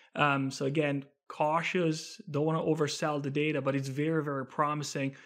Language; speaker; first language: English; non-native, fluent; Italian